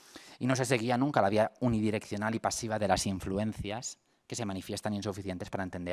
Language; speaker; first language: Spanish; native; Spanish